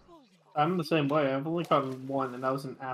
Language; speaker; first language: English; native; English